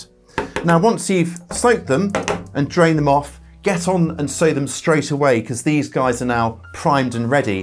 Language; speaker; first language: English; native; English